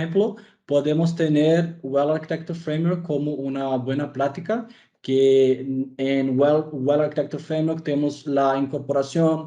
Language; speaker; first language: Spanish; non-native, fluent; Portuguese